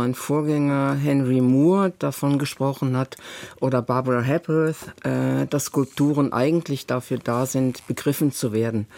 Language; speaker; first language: German; native; German